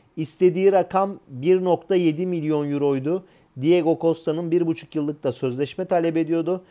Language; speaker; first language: Turkish; native; Turkish